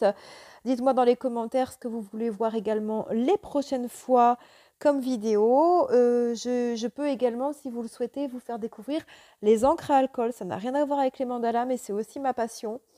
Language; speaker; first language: French; native; French